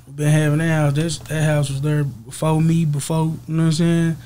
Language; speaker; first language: English; native; English